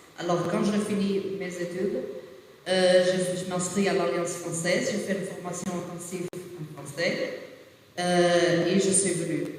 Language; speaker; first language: French; non-native, fluent; Portuguese